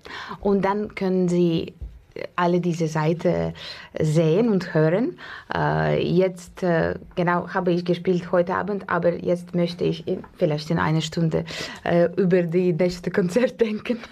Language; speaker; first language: German; non-native, learner; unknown